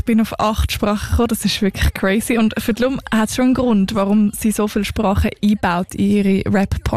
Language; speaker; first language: German; native; German